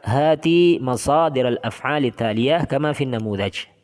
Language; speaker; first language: Arabic; non-native, fluent; Indonesian